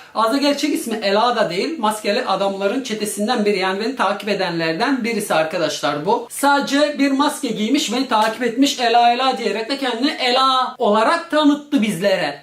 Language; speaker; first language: Turkish; early bilingual, heritage; Turkish